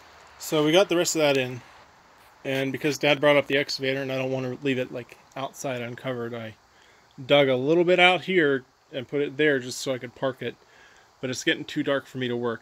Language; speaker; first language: English; native; English